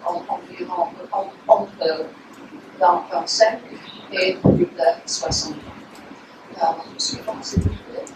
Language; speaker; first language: French; non-native, fluent; Polish